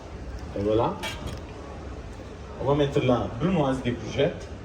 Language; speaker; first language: French; non-native, learner; Italian